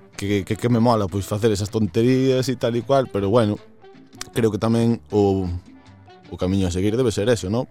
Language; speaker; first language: Galician; native; Galician